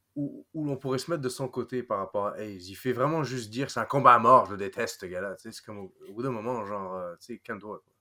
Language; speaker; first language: French; non-native, fluent; English